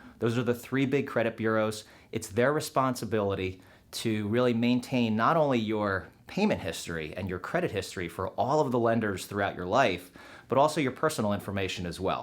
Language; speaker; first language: English; native; English